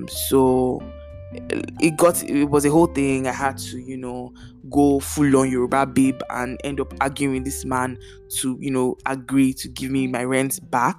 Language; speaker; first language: English; non-native, local second language; Yoruba